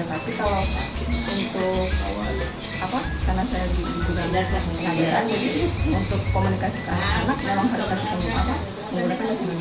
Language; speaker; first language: Indonesian; non-native, local second language; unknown